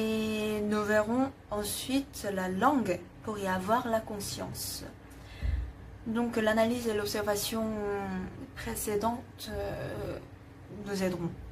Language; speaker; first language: French; non-native, fluent; Korean